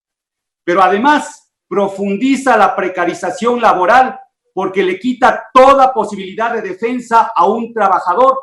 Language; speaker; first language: Spanish; native; Spanish